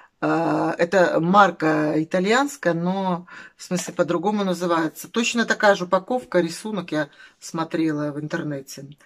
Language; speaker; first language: Russian; native; Russian